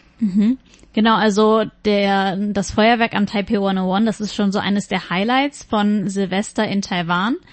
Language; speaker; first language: German; native; German